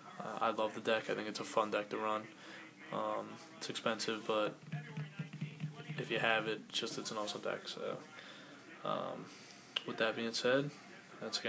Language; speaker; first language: English; native; English